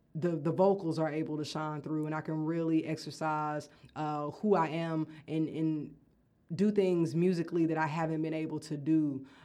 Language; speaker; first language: English; native; English